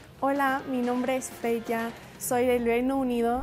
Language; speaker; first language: Spanish; non-native, fluent; English